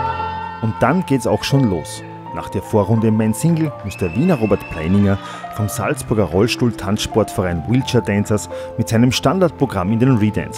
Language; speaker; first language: German; native; German